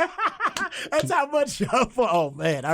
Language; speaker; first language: English; native; English